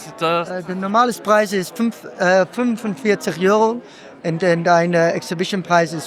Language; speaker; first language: German; non-native, learner; Dutch